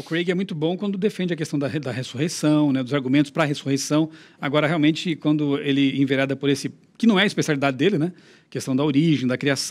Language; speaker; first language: Portuguese; native; Portuguese